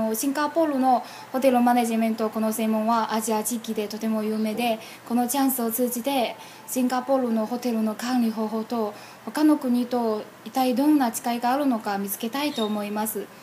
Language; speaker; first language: Japanese; non-native, fluent; Chinese